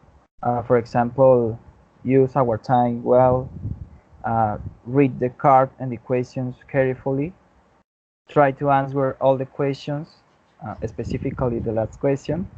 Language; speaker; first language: English; non-native, learner; Spanish